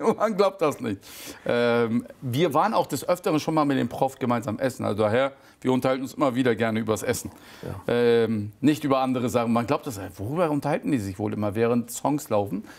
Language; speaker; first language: German; early bilingual, other home language; Turkish